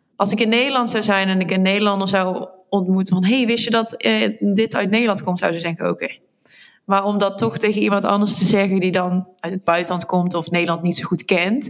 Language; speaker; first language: Dutch; native; Dutch